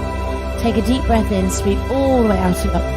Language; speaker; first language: English; native; English